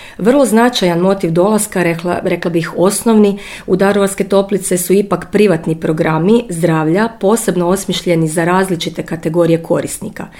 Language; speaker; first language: Croatian; native; Croatian